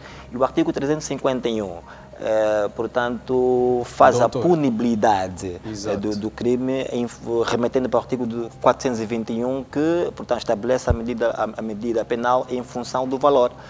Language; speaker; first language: Portuguese; native; Portuguese